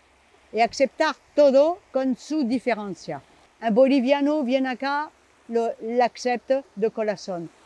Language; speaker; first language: Spanish; non-native, learner; French